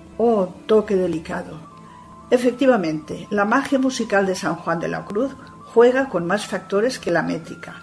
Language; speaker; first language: Spanish; native; Spanish